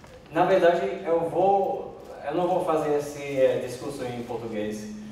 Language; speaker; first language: Portuguese; non-native, learner; English